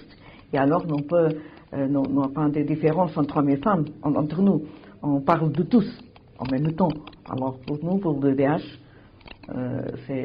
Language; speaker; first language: French; non-native, learner; Portuguese